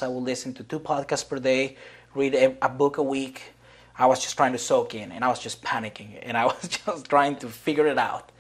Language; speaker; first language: English; non-native, fluent; Spanish